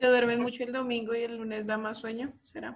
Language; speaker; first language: Spanish; native; Spanish